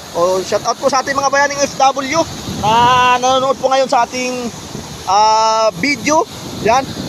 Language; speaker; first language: Filipino; non-native, local second language; Masbatenyo